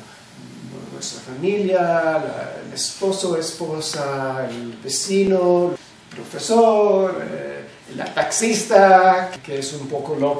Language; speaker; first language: Spanish; non-native, fluent; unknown